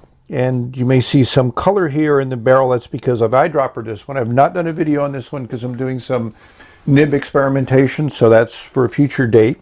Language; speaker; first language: English; native; English